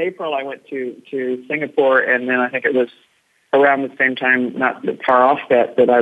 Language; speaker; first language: English; native; English